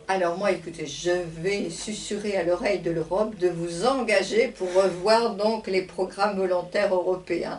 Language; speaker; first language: French; native; French